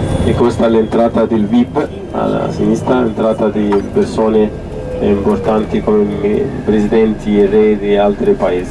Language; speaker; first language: Italian; non-native, fluent; Arabic